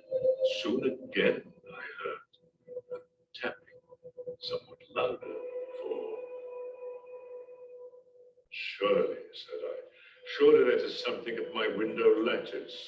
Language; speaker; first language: English; native; English